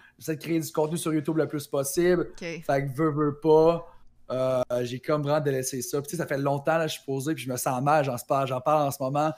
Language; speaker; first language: French; native; French